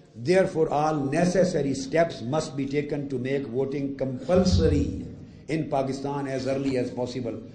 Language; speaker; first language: English; non-native, local second language; Urdu